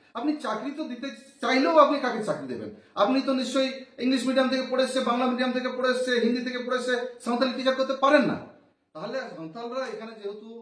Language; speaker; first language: Bangla; non-native, local second language; Santali